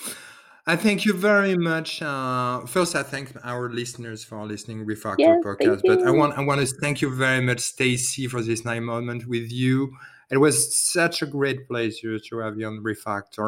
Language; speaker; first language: English; non-native, fluent; French